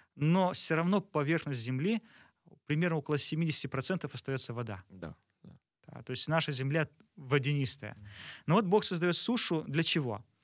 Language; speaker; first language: Russian; native; Russian